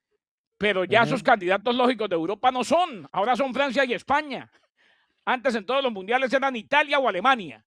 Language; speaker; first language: Spanish; native; Spanish